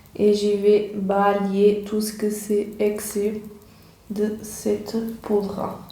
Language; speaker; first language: French; non-native, learner; Portuguese